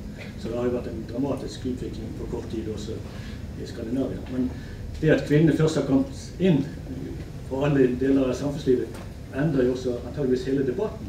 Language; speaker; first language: Norwegian; native; Norwegian